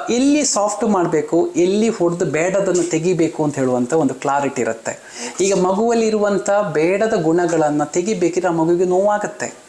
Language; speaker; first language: Kannada; non-native, local second language; Malayalam